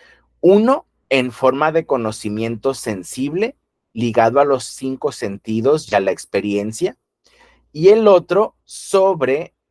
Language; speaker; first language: Spanish; native; Spanish